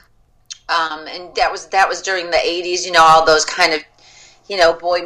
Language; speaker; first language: English; native; English